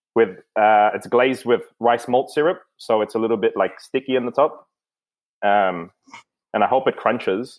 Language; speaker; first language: English; non-native, local second language; Filipino